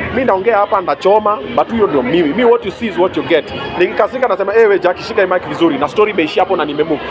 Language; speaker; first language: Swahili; native; Swahili